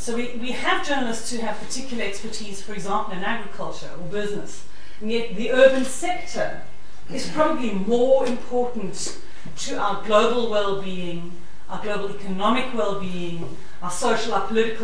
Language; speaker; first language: English; native; English